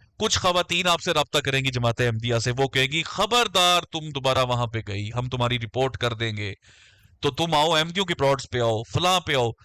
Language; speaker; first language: Urdu; native; Urdu